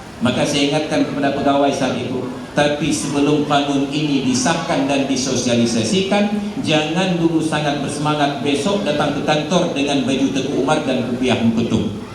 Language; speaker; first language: Malay; non-native, local second language; Achinese